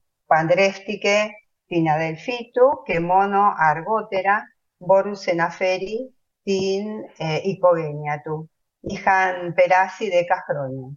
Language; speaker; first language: Greek; early bilingual, heritage; Spanish